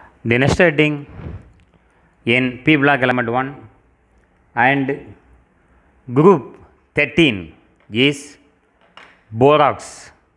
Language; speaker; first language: English; non-native, local second language; Tamil